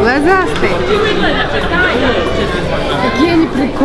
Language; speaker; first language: Russian; native; Russian